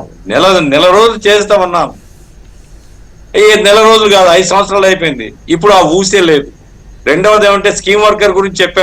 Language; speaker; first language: Telugu; native; Telugu